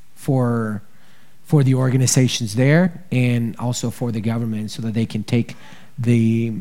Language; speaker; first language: English; early bilingual, other home language; Spanish